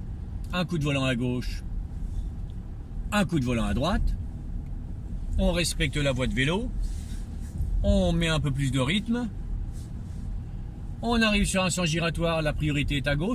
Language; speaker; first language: French; native; French